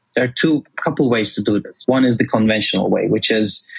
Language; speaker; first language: English; non-native, fluent; Turkish